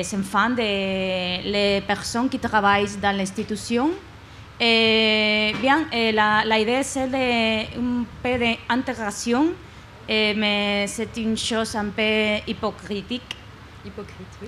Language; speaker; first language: French; non-native, learner; Spanish